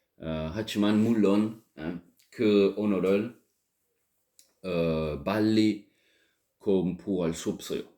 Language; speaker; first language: Korean; non-native, learner; French